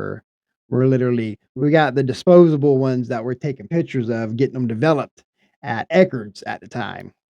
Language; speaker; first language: English; native; English